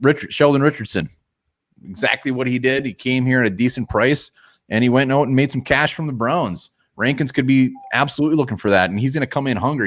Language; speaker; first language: English; native; English